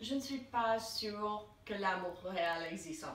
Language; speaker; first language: French; non-native, learner; English